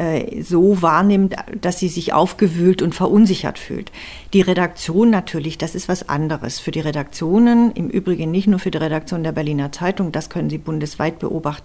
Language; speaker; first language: German; native; German